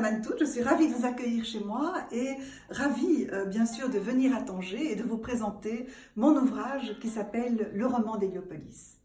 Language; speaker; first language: French; native; French